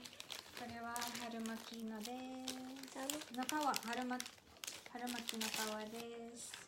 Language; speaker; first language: Japanese; non-native, learner; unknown